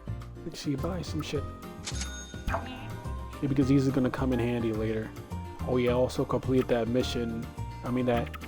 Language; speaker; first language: English; native; English